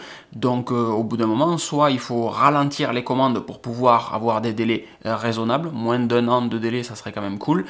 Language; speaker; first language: French; native; French